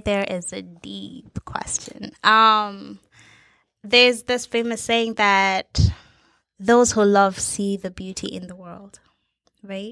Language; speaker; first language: English; non-native, local second language; Ganda